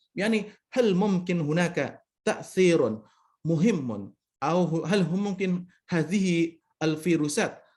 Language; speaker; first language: Arabic; non-native, fluent; Indonesian